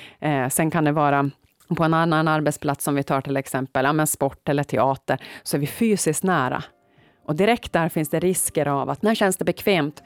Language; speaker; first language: Swedish; native; Swedish